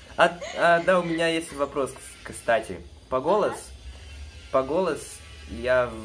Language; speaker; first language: Russian; non-native, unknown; Portuguese